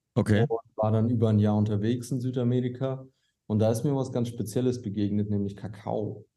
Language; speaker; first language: German; native; German